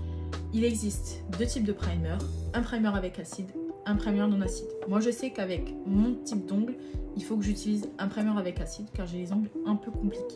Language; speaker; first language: French; native; French